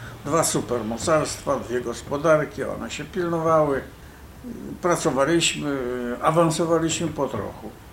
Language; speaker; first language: Polish; native; Polish